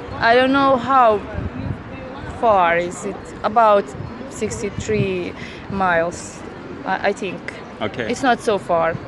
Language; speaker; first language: English; non-native, learner; Bosnian